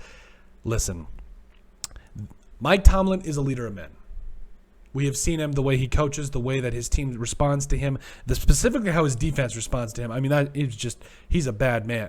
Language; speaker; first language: English; native; English